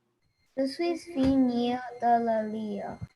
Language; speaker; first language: French; non-native, learner; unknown